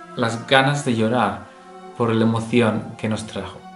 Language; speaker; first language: Spanish; early bilingual, heritage; English